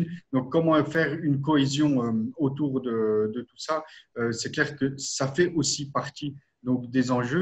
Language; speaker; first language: French; native; French